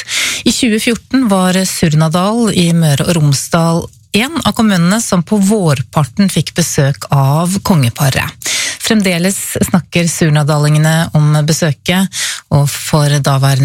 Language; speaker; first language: Norwegian; native; Norwegian